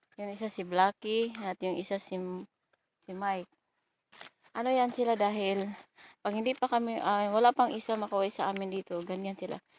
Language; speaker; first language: Filipino; native; Filipino